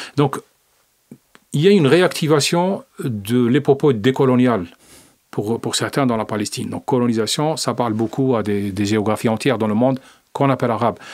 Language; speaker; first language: French; non-native, local second language; Arabic